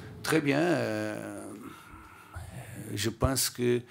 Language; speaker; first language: French; non-native, learner; Portuguese